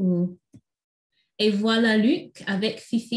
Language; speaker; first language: French; non-native, fluent; English